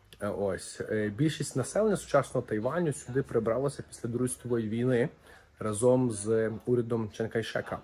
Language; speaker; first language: Ukrainian; native; Ukrainian